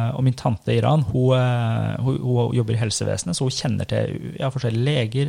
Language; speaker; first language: Norwegian; early bilingual, other home language; Persian